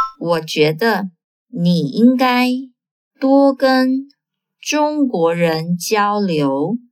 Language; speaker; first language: Chinese; non-native, fluent; Portuguese